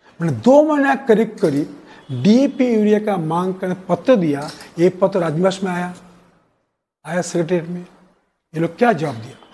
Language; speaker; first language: Hindi; non-native, local second language; Bangla